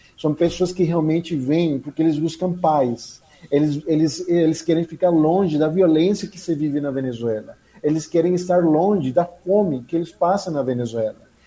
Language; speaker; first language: Portuguese; non-native, fluent; Spanish